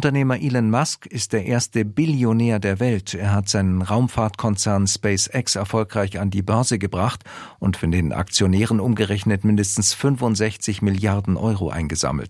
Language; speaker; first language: German; native; German